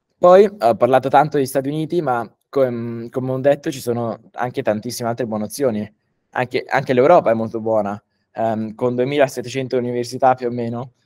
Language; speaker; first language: Italian; early bilingual, heritage; Italian